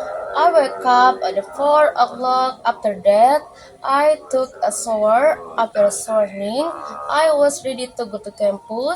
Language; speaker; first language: English; non-native, learner; Indonesian